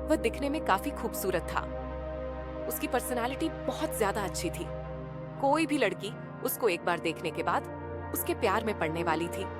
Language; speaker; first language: Hindi; native; Hindi